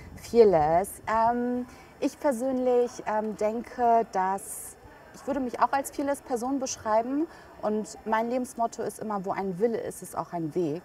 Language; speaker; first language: German; early bilingual, other home language; Albanian